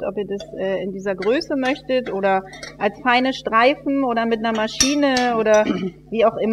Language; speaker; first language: German; native; German